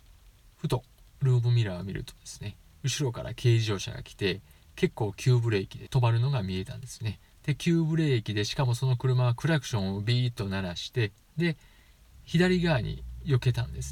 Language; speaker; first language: Japanese; native; Japanese